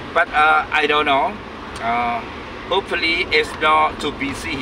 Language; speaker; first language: English; non-native, learner; Indonesian